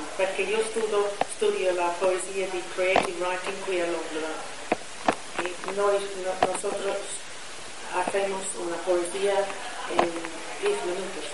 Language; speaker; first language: Spanish; non-native, learner; Italian